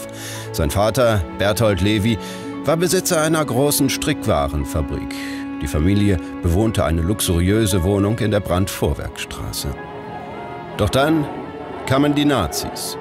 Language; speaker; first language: German; native; German